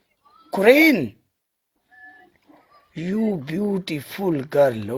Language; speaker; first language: English; non-native, learner; Punjabi